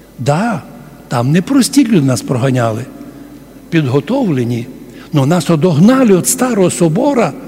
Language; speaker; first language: Ukrainian; native; Ukrainian